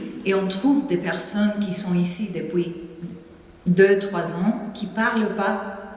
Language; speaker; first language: French; non-native, fluent; Spanish